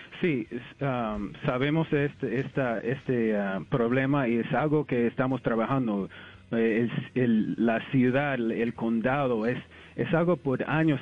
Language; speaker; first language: Spanish; early bilingual, heritage; English